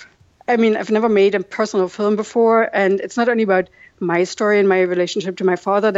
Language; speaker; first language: English; non-native, fluent; German